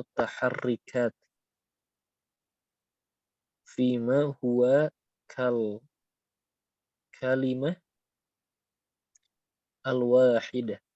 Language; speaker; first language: Arabic; non-native, fluent; Indonesian